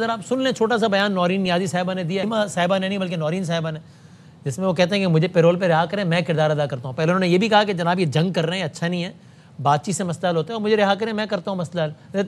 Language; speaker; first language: Urdu; native; Urdu